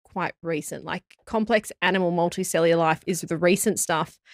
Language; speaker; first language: English; native; English